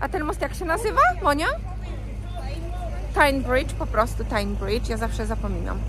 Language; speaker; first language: Polish; native; Polish